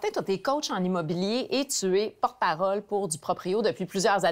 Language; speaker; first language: French; native; French